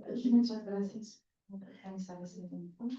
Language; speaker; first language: Spanish; non-native, fluent; Bulgarian